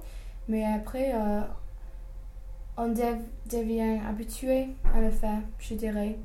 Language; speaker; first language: French; non-native, fluent; English